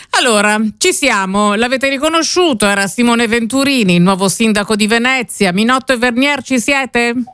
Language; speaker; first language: Italian; native; Italian